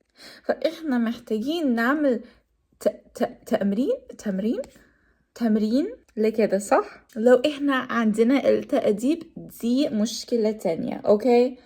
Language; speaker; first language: Arabic; non-native, learner; English